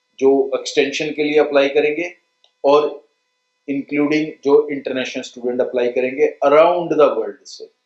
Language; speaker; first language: Hindi; non-native, local second language; Punjabi